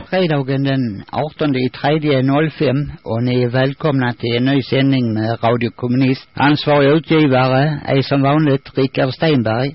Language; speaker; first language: Swedish; native; Swedish